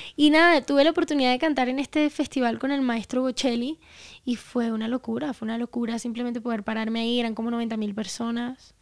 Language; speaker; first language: Spanish; native; Spanish